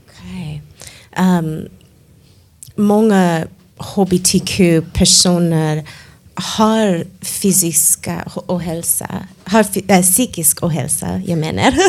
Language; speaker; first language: Swedish; non-native, learner; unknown